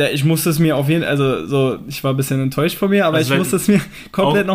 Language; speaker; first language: German; native; German